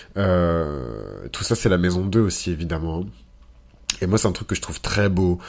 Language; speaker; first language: French; early bilingual, other home language; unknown